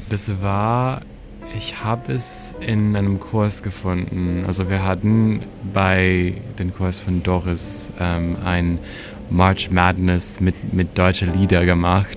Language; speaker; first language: German; non-native, fluent; English